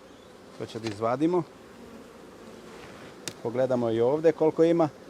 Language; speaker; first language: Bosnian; early bilingual, heritage; Serbian